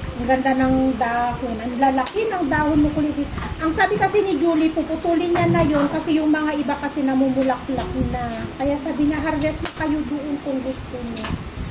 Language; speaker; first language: Filipino; native; Filipino